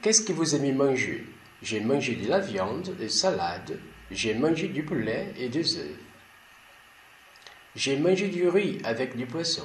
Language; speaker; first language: French; non-native, learner; Portuguese